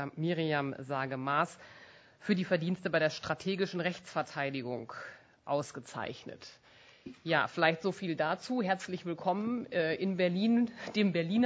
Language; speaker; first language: German; native; German